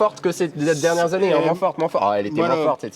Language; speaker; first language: French; native; French